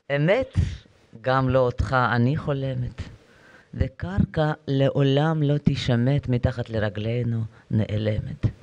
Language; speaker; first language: Hebrew; non-native, fluent; Russian